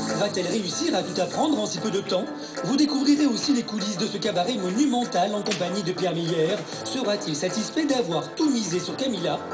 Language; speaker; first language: French; native; French